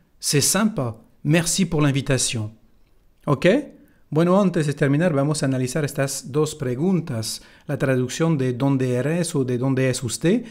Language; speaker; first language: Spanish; non-native, fluent; French